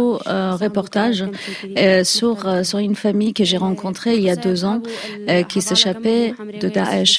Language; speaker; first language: French; non-native, fluent; Kurdish